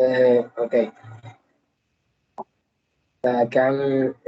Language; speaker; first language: English; non-native, learner; Spanish